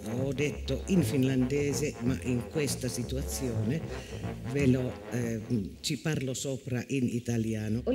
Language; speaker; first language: Italian; non-native, fluent; Finnish